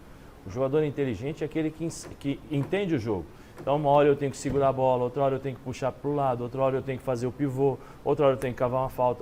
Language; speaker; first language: Portuguese; native; Portuguese